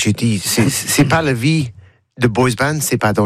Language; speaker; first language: French; non-native, learner; English